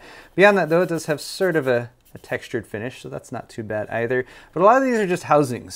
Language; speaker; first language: English; native; English